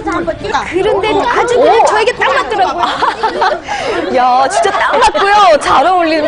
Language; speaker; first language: Korean; native; Korean